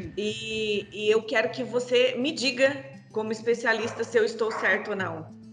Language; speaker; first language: Portuguese; native; Portuguese